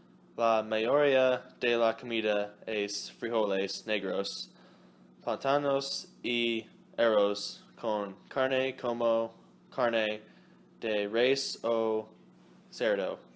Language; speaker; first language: Spanish; non-native, learner; English